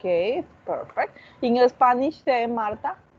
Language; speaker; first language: English; non-native, fluent; Spanish